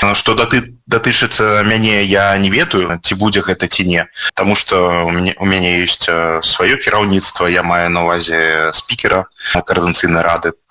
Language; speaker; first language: Belarusian; native; Belarusian